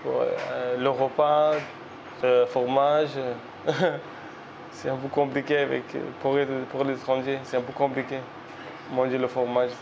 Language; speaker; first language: French; non-native, learner; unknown